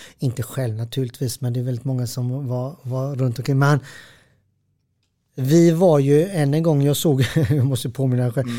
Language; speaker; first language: Swedish; early bilingual, other home language; Serbian